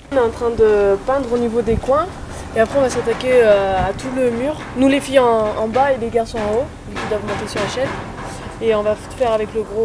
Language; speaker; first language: French; native; French